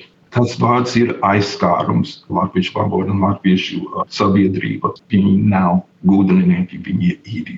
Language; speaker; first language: Latvian; non-native, fluent; English